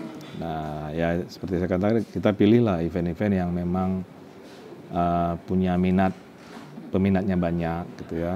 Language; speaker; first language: Indonesian; native; Indonesian